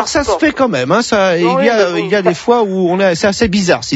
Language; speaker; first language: French; native; French